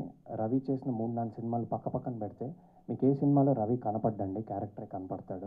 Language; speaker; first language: Telugu; native; Telugu